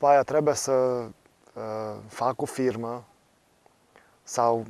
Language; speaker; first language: Romanian; non-native, local second language; Hungarian